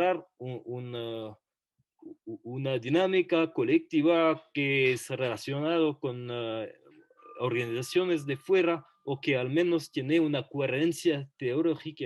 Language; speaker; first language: Spanish; non-native, fluent; French